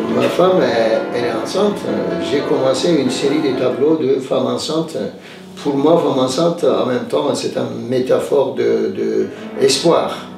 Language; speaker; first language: French; non-native, fluent; Turkish